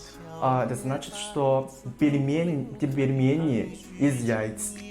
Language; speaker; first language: Russian; non-native, learner; Chinese